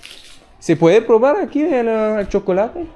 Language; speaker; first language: Spanish; non-native, learner; French